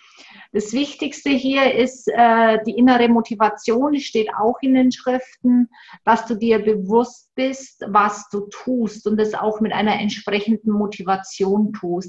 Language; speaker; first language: German; native; German